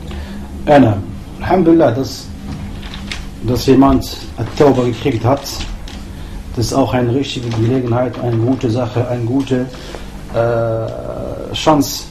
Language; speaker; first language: German; non-native, fluent; Arabic